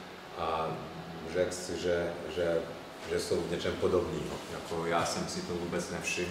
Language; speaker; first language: Czech; non-native, fluent; Hungarian